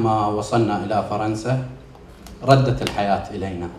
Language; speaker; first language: Arabic; native; Arabic